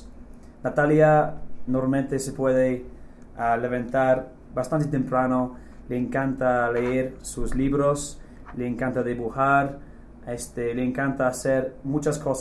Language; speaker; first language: Spanish; non-native, fluent; English